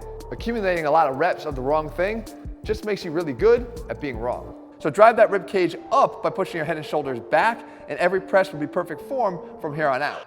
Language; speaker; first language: English; native; English